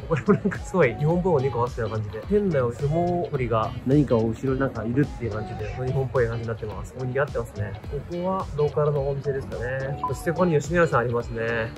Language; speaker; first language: Japanese; native; Japanese